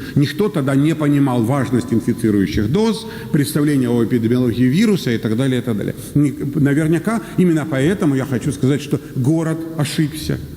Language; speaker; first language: Russian; native; Russian